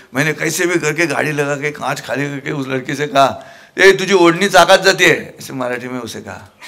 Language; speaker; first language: Hindi; non-native, local second language; Marathi